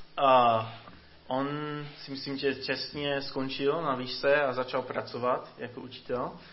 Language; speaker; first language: Czech; non-native, fluent; English